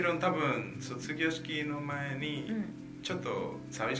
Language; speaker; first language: Japanese; non-native, learner; Spanish